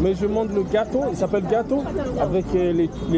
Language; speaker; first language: French; non-native, learner; English